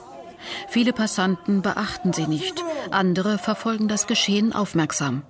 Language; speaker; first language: German; native; German